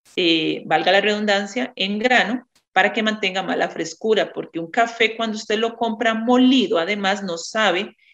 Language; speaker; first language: Spanish; native; Spanish